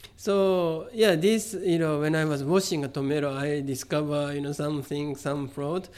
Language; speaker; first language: English; non-native, fluent; Japanese